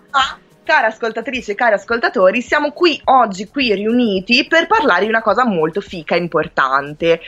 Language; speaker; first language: Italian; native; Italian